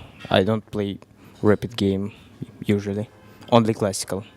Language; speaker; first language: English; non-native, learner; Russian